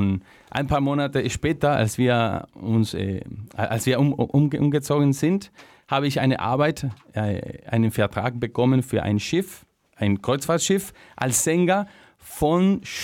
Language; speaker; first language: German; non-native, fluent; Spanish